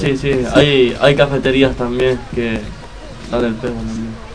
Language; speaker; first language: Spanish; non-native, learner; Arabic